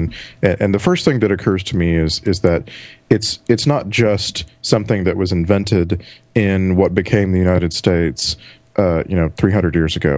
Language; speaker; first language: English; native; English